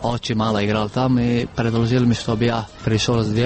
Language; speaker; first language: Russian; non-native, learner; Croatian